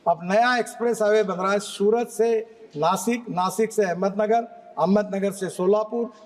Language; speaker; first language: Hindi; non-native, local second language; Marathi